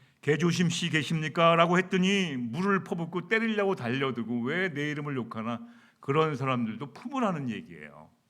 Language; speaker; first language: Korean; native; Korean